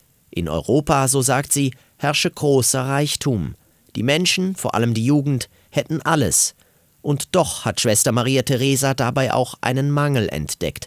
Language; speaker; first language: German; native; German